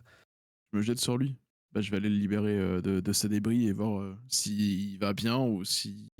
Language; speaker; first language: French; native; French